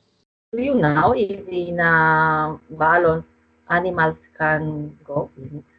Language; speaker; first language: English; non-native, learner; Spanish